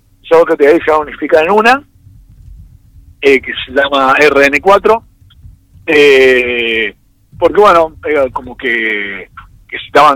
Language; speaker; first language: Spanish; native; Spanish